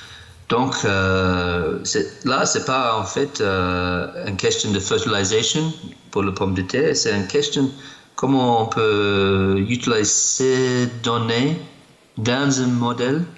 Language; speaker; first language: French; non-native, learner; English